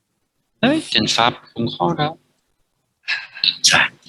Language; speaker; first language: Vietnamese; non-native, fluent; French